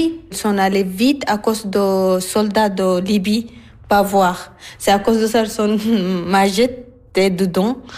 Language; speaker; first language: French; non-native, learner; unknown